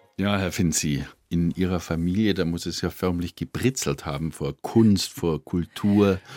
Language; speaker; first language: German; native; German